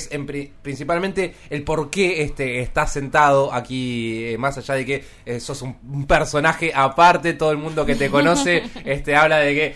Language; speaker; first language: Spanish; native; Spanish